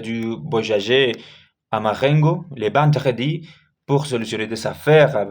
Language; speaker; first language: French; non-native, learner; Spanish